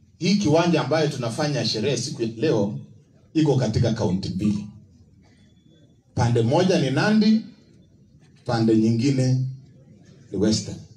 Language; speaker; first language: Swahili; non-native, local second language; Kalenjin